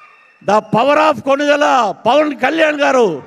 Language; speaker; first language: Telugu; native; Telugu